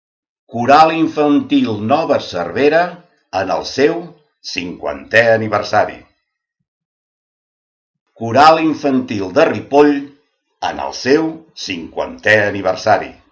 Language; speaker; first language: Catalan; native; Catalan